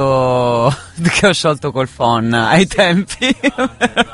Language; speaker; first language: Italian; native; Italian